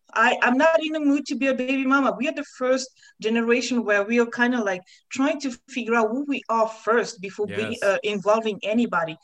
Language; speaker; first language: English; non-native, fluent; French